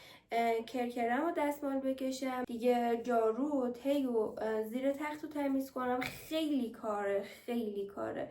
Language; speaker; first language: Persian; native; Persian